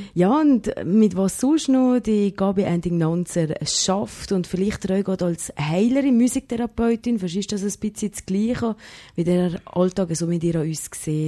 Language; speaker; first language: German; native; German